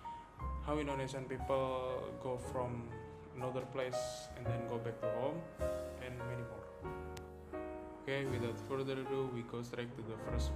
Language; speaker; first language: English; non-native, learner; Indonesian